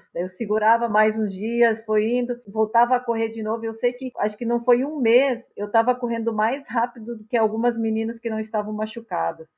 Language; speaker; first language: Portuguese; non-native, local second language; German